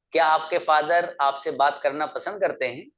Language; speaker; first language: Hindi; native; Hindi